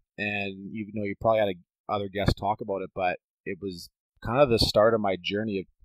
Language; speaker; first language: English; native; English